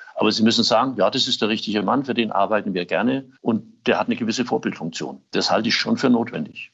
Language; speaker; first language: German; native; German